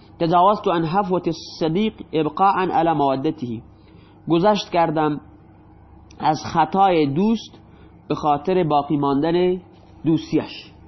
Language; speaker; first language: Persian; non-native, local second language; Baluchi